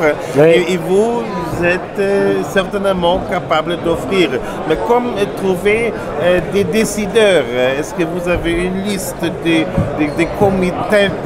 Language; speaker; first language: French; non-native, learner; German